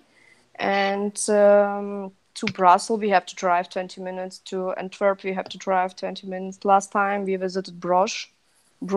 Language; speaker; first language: English; non-native, fluent; Russian